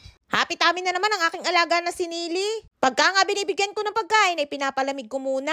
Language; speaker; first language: Filipino; native; Filipino